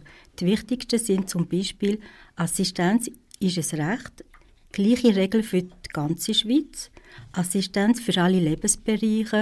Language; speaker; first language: German; native; German